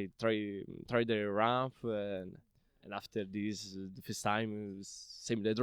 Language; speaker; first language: English; non-native, learner; Italian